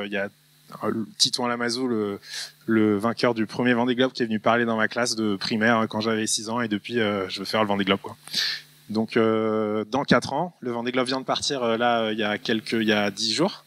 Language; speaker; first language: French; native; French